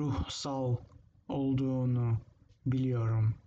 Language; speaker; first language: Turkish; non-native, fluent; English